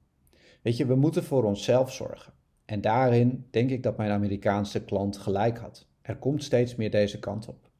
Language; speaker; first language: Dutch; native; Dutch